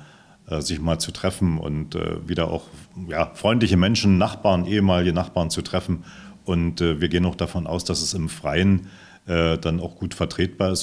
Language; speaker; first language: German; native; German